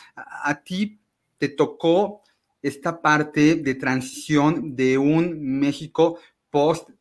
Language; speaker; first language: Spanish; native; Spanish